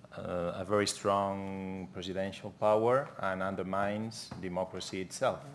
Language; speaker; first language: English; non-native, fluent; Catalan